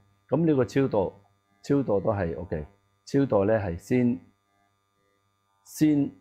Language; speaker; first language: Cantonese; non-native, learner; Tibetan